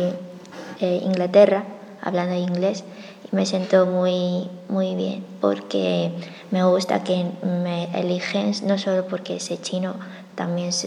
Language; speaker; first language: Spanish; non-native, fluent; Chinese